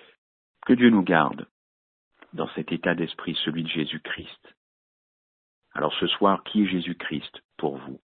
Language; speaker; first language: French; native; French